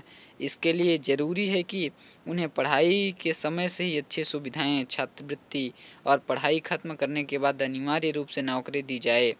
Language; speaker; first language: Hindi; native; Hindi